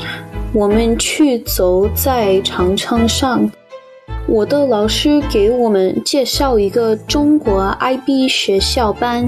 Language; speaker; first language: Chinese; non-native, learner; English